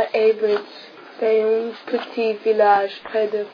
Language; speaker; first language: French; non-native, learner; English